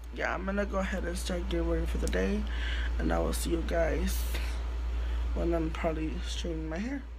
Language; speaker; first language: English; early bilingual, other home language; Spanish